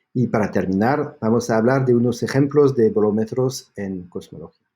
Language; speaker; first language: Spanish; non-native, fluent; French